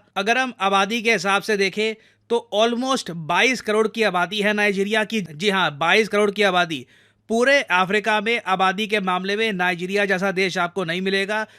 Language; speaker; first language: Hindi; native; Hindi